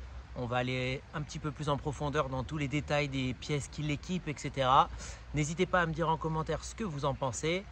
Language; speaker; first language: French; native; French